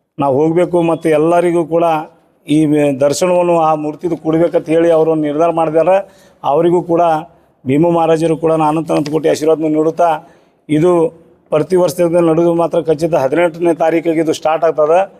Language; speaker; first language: Kannada; non-native, local second language; Lambadi